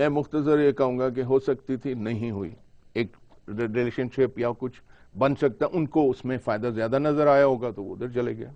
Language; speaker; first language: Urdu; non-native, local second language; Pashto